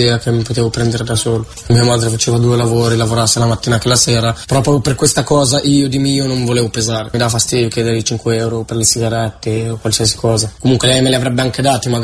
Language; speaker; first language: Italian; native; Italian